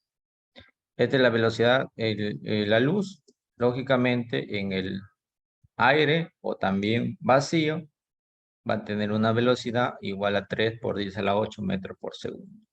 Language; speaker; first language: Spanish; native; Spanish